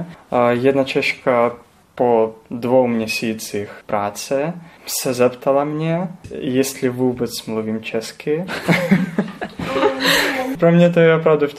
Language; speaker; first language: Czech; non-native, learner; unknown